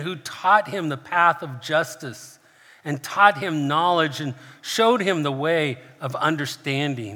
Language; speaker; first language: English; native; English